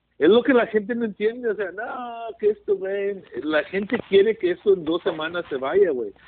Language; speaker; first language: Spanish; early bilingual, heritage; Spanish